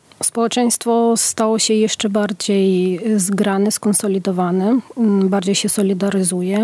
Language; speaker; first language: Polish; non-native, fluent; Ukrainian